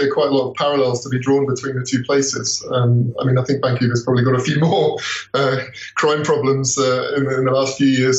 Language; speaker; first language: English; native; English